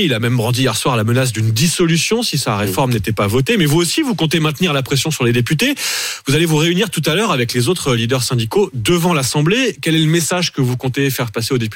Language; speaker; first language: French; native; French